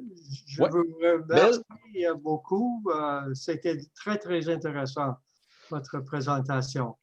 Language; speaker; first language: French; non-native, fluent; English